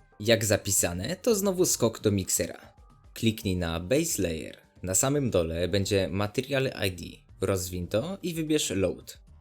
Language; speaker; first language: Polish; native; Polish